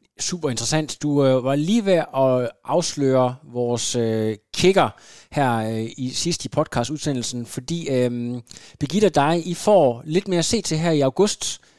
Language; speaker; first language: Danish; native; Danish